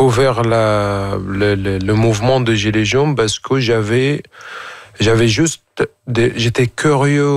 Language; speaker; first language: French; non-native, fluent; Arabic